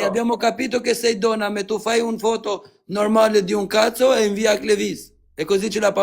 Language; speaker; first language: Italian; non-native, learner; Albanian